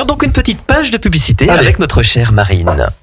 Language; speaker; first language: French; native; French